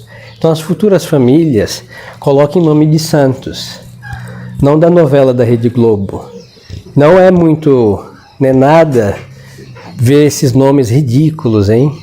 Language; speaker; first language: Portuguese; non-native, fluent; Spanish